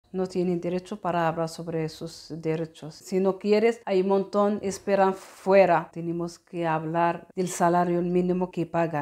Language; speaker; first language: Spanish; non-native, learner; Arabic